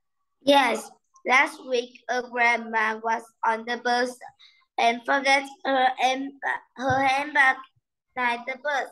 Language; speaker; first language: English; non-native, learner; Vietnamese